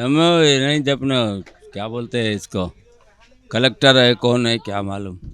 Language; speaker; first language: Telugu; non-native, local second language; Urdu